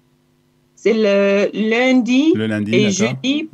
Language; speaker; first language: French; non-native, learner; Hebrew